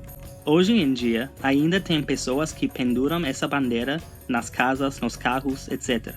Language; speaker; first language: Portuguese; non-native, fluent; English